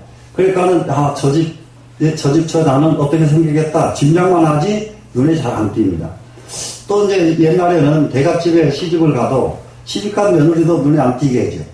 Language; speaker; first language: Korean; native; Korean